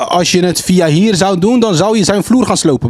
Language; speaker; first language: Dutch; early bilingual, other home language; Arabic